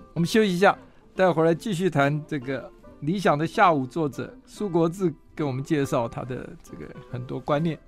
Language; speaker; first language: Chinese; native; Chinese